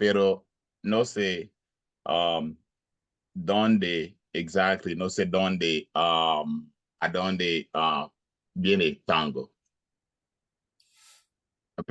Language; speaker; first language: Spanish; non-native, learner; Haitian Creole